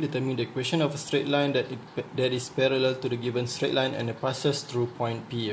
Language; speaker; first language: English; non-native, local second language; Malay